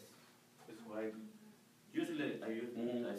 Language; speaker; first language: English; non-native, learner; Spanish